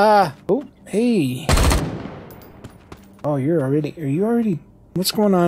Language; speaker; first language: English; native; English